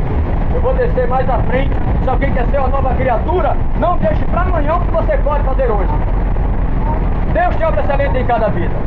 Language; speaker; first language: Portuguese; native; Portuguese